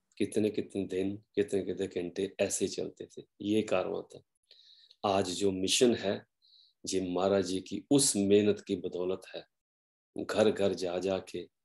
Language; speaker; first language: Hindi; non-native, local second language; Punjabi